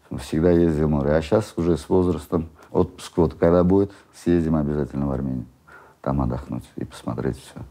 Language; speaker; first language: Russian; non-native, local second language; Armenian